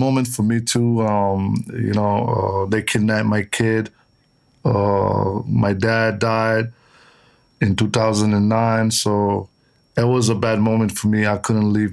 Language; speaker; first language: English; non-native, fluent; Italian